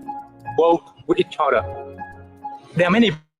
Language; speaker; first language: English; non-native, fluent; Vietnamese